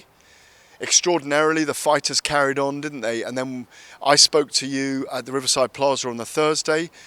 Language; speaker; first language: English; native; English